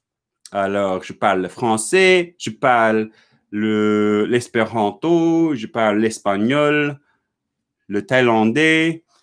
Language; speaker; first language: French; non-native, learner; English